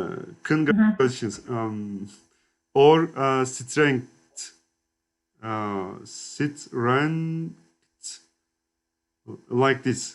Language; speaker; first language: English; non-native, learner; Turkish